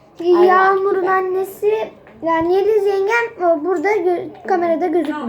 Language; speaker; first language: Turkish; native; Turkish